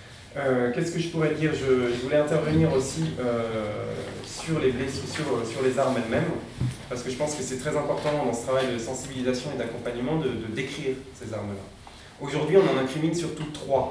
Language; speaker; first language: French; native; French